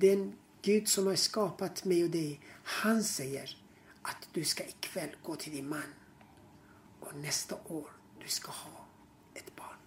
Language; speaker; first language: Swedish; non-native, fluent; Persian